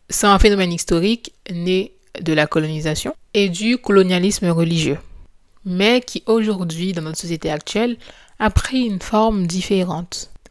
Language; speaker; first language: French; non-native, local second language; Haitian Creole